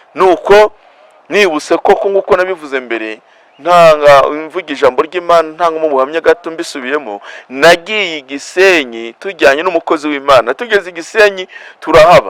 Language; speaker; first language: Kinyarwanda; non-native, local second language; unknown